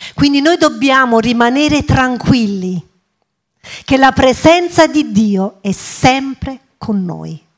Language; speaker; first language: Italian; early bilingual, other home language; English